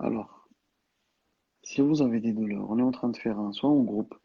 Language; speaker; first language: French; non-native, local second language; Arabic